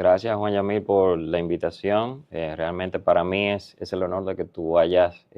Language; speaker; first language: Spanish; native; Spanish